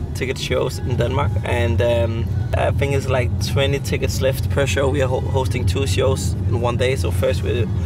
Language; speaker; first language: English; non-native, fluent; Danish